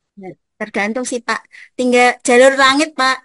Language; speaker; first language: Indonesian; native; Indonesian